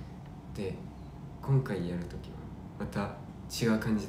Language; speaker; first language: Japanese; non-native, fluent; Korean